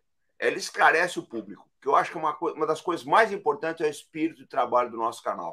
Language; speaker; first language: Portuguese; native; Portuguese